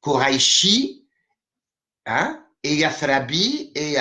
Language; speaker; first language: French; non-native, local second language; Arabic